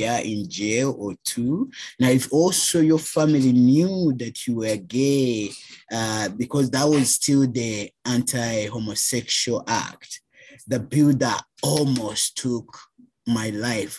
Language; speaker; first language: English; non-native, local second language; Ganda